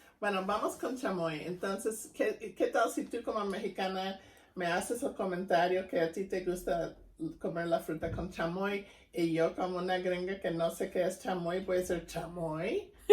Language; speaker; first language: Spanish; non-native, fluent; English